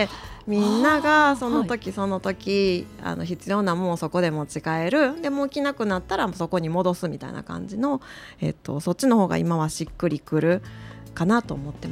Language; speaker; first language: Japanese; native; Japanese